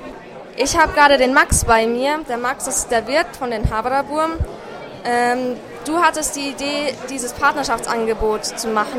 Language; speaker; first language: German; native; German